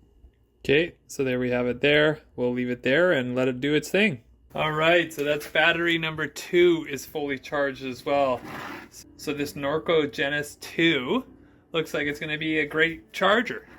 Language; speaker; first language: English; native; English